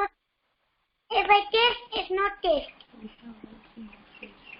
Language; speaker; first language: English; non-native, learner; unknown